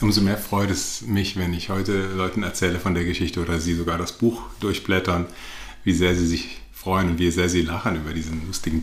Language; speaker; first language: German; native; German